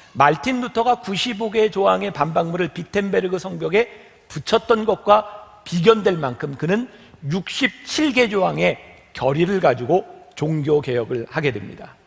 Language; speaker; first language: Korean; native; Korean